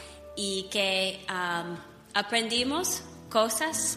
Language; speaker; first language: Spanish; non-native, fluent; English